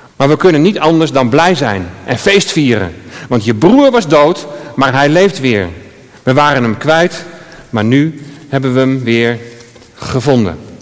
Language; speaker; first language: Dutch; native; Dutch